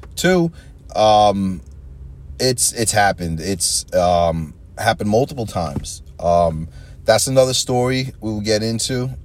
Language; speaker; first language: English; native; English